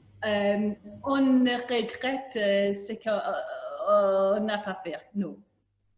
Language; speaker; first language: French; non-native, learner; English